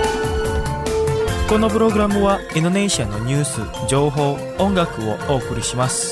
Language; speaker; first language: Japanese; non-native, fluent; Indonesian